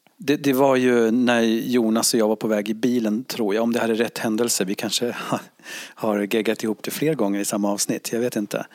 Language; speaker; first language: Swedish; native; Swedish